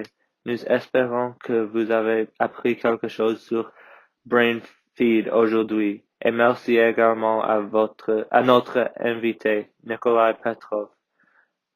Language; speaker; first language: French; non-native, learner; English